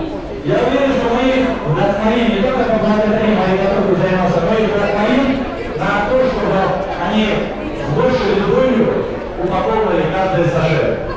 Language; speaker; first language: Russian; native; Russian